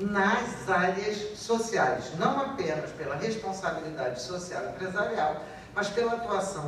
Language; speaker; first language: Portuguese; native; Portuguese